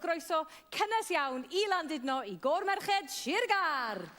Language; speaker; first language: Welsh; native; Welsh